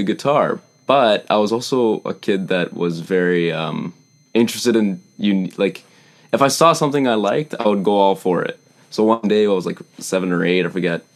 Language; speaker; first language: English; native; English